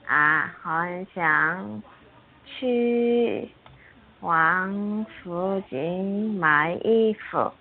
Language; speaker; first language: Chinese; non-native, learner; Korean